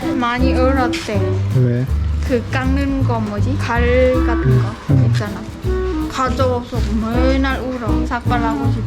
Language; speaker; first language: Korean; non-native, learner; Khmer